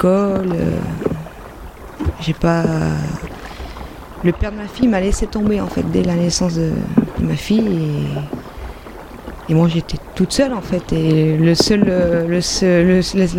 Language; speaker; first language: French; native; French